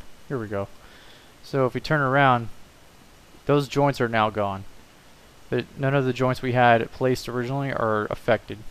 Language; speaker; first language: English; native; English